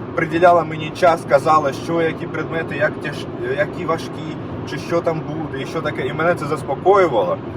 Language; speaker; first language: Ukrainian; native; Ukrainian